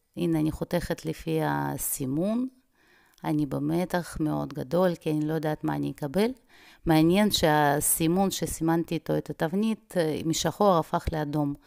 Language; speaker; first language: Hebrew; non-native, fluent; Russian